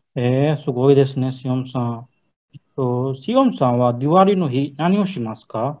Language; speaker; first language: Japanese; non-native, learner; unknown